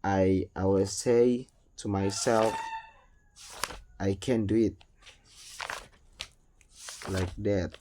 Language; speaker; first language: English; non-native, learner; Indonesian